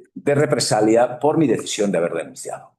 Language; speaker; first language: Spanish; native; Spanish